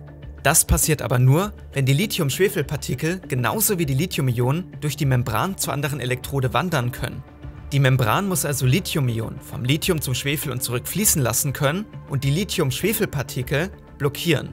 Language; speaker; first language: German; native; German